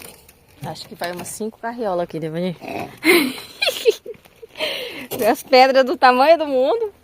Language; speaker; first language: Portuguese; native; Portuguese